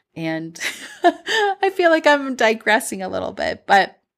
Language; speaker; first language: English; early bilingual, other home language; Spanish